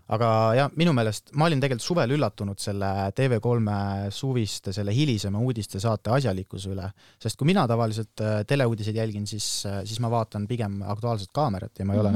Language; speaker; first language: Estonian; native; Estonian